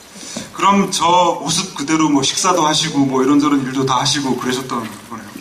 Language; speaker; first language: Korean; native; Korean